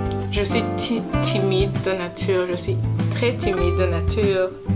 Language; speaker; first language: French; non-native, local second language; Rundi